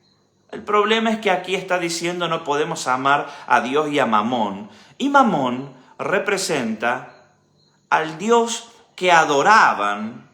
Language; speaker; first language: Spanish; native; Spanish